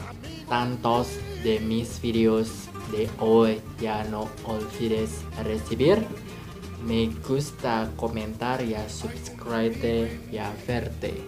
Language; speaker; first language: Spanish; non-native, learner; Indonesian